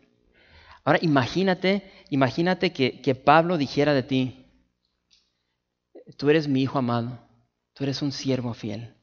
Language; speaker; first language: Spanish; native; Spanish